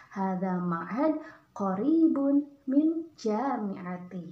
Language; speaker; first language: Arabic; non-native, learner; Indonesian